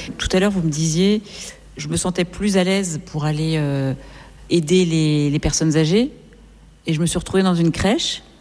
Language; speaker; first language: French; native; French